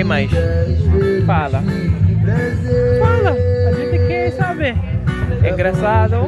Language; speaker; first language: Portuguese; non-native, learner; English